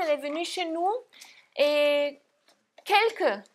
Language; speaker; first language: French; non-native, fluent; German